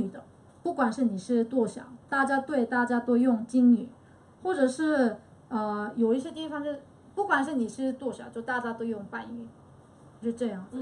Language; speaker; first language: Chinese; non-native, fluent; Korean